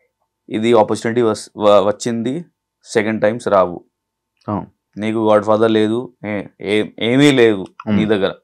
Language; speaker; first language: Telugu; non-native, learner; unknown